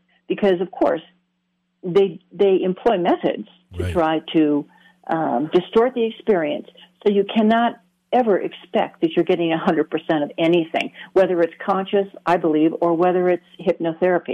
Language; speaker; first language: English; native; English